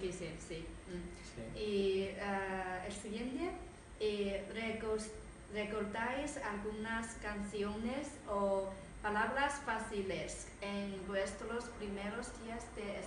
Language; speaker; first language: Spanish; non-native, learner; Chinese